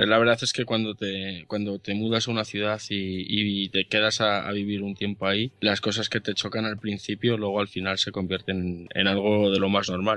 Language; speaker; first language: Spanish; native; Spanish